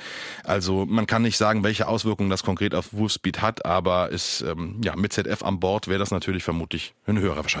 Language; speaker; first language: German; native; German